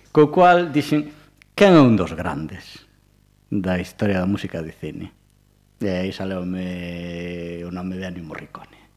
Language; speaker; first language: Galician; native; Galician